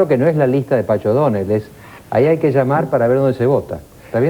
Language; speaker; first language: Spanish; native; Spanish